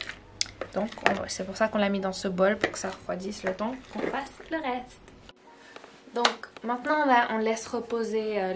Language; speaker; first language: French; native; French